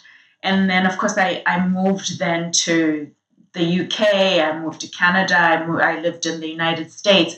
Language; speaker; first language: English; non-native, local second language; Shona